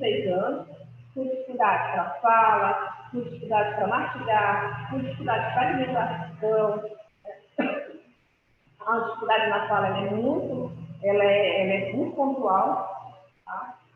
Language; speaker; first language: Portuguese; native; Portuguese